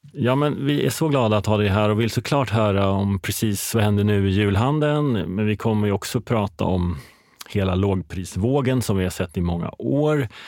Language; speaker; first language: Swedish; native; Swedish